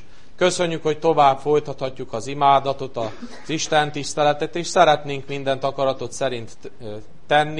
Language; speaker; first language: Hungarian; native; Hungarian